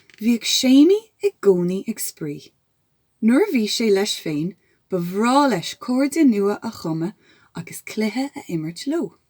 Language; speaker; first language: Irish; native; Irish